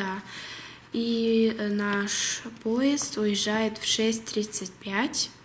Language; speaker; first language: Russian; early bilingual, heritage; Russian